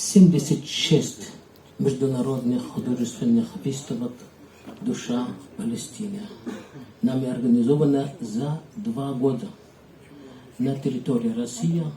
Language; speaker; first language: Russian; non-native, fluent; Arabic